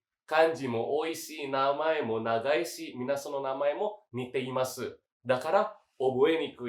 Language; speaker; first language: Japanese; non-native, fluent; Indonesian